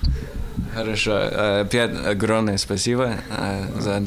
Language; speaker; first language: Russian; non-native, learner; English